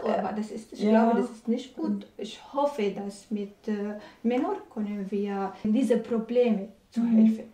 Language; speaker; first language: German; non-native, learner; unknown